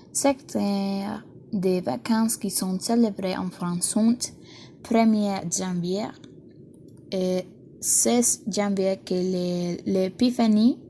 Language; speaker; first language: French; non-native, learner; Spanish